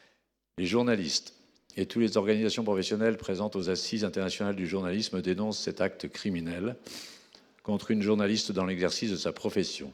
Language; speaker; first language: French; native; French